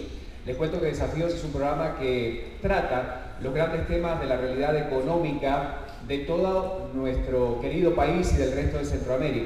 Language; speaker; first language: Spanish; native; Spanish